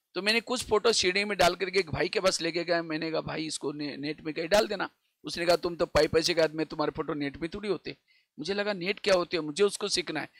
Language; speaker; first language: Hindi; non-native, local second language; Marathi